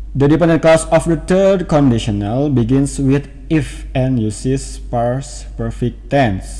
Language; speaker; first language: English; non-native, fluent; Indonesian